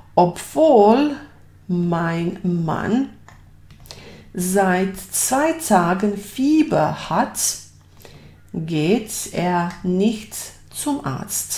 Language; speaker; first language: German; non-native, fluent; Bosnian